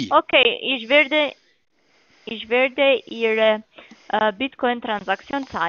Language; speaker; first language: German; non-native, learner; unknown